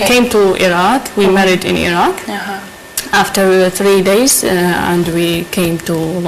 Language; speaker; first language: English; non-native, learner; Arabic